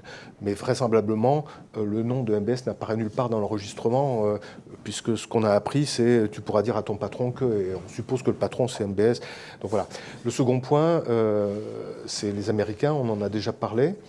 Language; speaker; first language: French; native; French